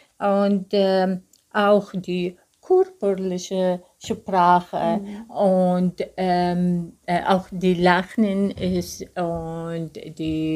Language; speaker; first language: German; non-native, learner; Arabic